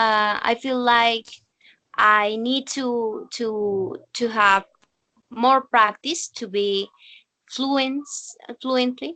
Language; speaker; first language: English; non-native, learner; Spanish